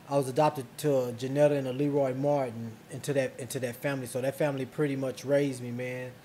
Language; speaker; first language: English; native; English